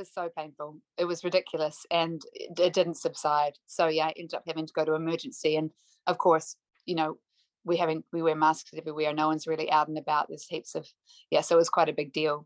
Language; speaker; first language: English; native; English